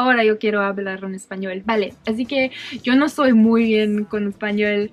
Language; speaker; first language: Spanish; non-native, learner; English